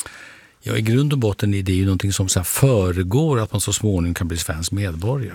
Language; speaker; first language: Swedish; native; Swedish